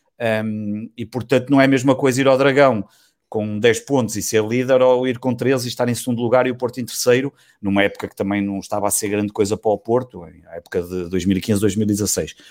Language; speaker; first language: Portuguese; native; Portuguese